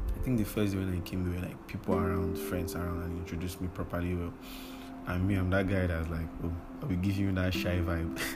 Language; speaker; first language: English; non-native, local second language; Yoruba